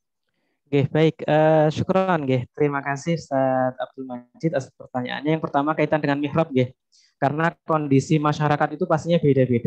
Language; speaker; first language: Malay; non-native, local second language; Javanese